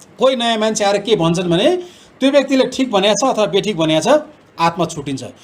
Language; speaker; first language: Nepali; non-native, local second language; Eastern Tamang